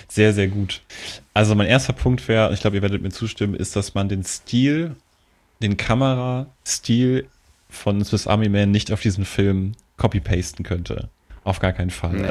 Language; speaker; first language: German; native; German